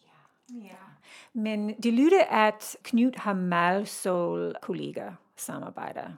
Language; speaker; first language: Danish; non-native, learner; English